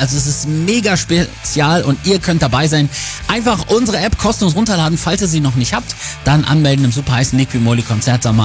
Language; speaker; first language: German; native; German